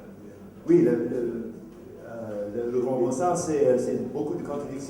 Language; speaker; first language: French; non-native, fluent; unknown